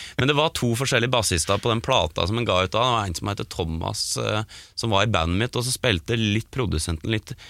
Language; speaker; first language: Norwegian; native; Norwegian